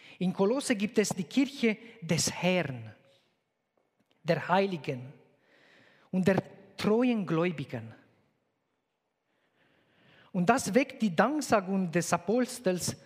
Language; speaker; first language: German; non-native, fluent; Romanian